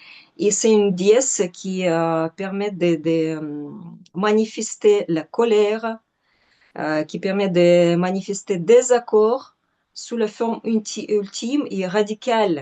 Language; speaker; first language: French; non-native, fluent; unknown